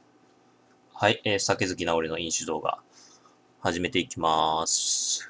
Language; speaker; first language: Japanese; native; Japanese